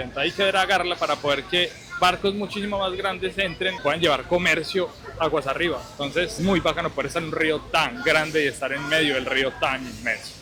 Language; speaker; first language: Spanish; native; Spanish